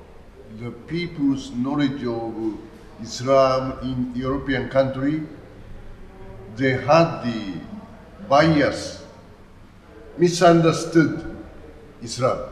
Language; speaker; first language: English; non-native, learner; Japanese